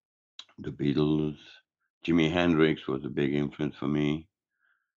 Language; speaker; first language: English; non-native, fluent; French